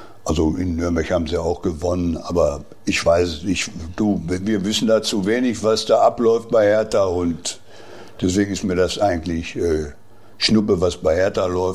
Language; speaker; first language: German; native; German